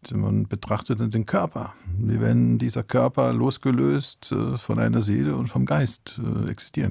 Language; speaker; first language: German; early bilingual, other home language; Italian